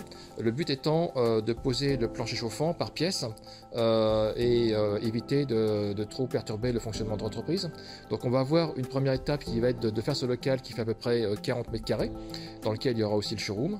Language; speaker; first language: French; native; French